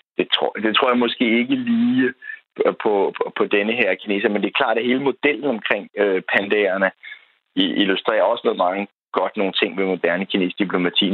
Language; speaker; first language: Danish; native; Danish